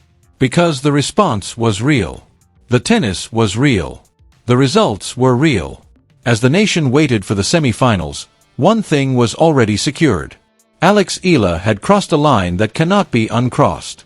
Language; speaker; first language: English; native; English